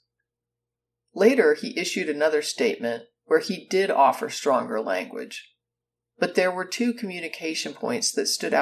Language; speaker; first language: English; native; English